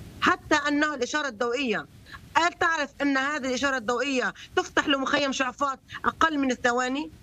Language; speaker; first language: Arabic; native; Arabic